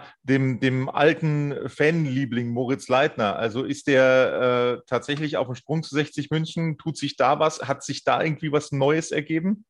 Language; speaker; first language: German; native; German